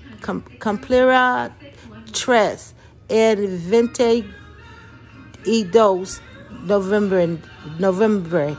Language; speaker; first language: Spanish; non-native, learner; English